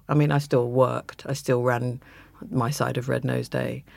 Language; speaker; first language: English; native; English